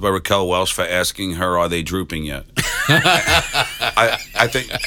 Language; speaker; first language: English; native; English